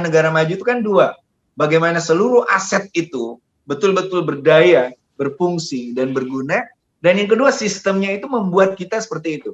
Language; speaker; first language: Indonesian; native; Indonesian